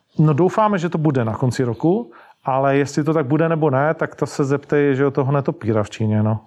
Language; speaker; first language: Czech; native; Czech